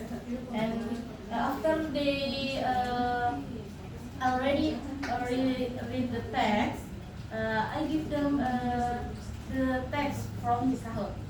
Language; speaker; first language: English; non-native, learner; Indonesian